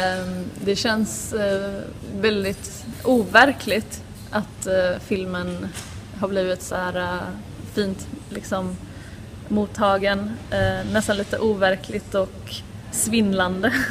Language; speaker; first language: Swedish; native; Swedish